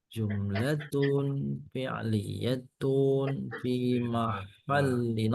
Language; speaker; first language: Arabic; non-native, fluent; Indonesian